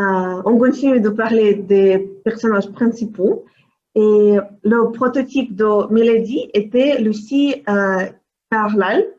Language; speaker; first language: French; non-native, learner; Russian